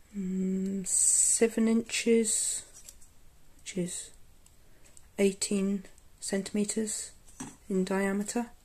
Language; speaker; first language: English; native; English